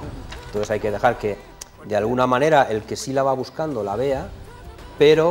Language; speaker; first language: Spanish; native; Spanish